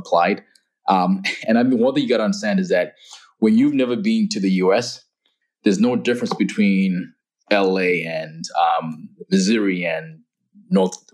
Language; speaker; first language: English; non-native, local second language; Shona